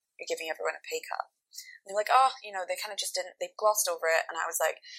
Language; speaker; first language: English; native; English